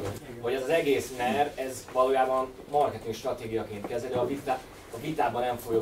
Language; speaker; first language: Hungarian; native; Hungarian